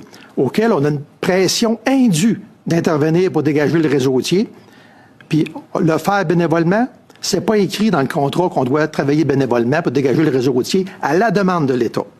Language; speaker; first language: French; native; French